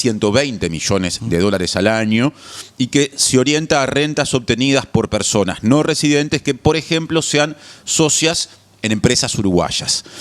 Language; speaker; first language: Spanish; native; Spanish